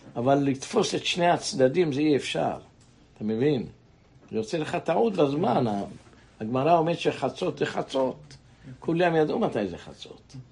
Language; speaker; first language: Hebrew; native; Hebrew